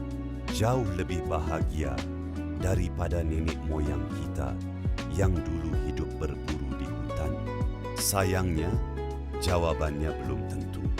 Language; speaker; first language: Indonesian; native; Indonesian